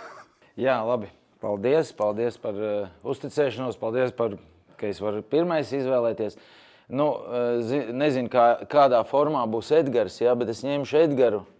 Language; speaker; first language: Latvian; native; Latvian